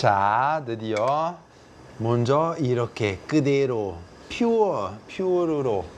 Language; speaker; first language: Korean; non-native, fluent; Italian